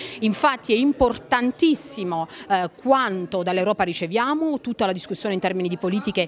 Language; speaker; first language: Italian; native; Italian